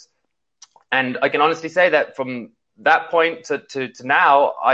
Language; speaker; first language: English; native; English